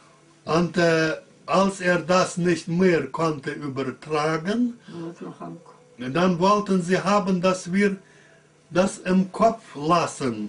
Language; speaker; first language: German; early bilingual, heritage; German